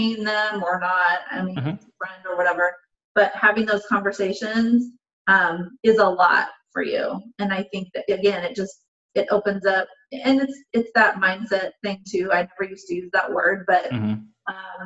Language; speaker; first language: English; native; English